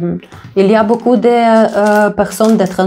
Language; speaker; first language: French; non-native, learner; Russian